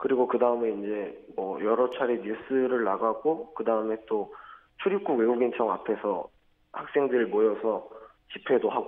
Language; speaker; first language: Korean; native; Korean